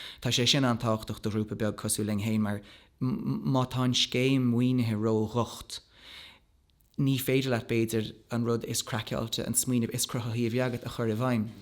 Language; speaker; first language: Irish; non-native, local second language; English